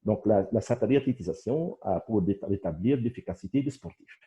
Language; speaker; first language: French; non-native, local second language; Arabic